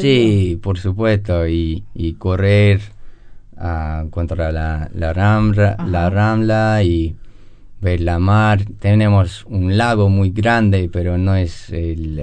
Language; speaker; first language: Spanish; non-native, learner; English